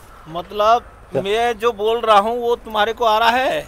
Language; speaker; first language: Hindi; native; Hindi